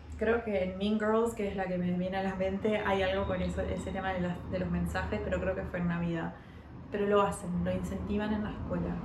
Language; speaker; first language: Spanish; early bilingual, heritage; Spanish